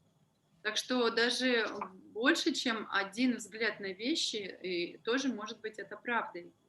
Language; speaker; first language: Russian; native; Russian